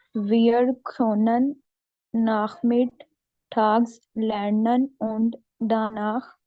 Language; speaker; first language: German; non-native, learner; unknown